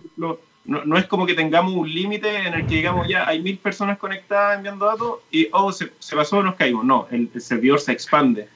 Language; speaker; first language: Spanish; native; Spanish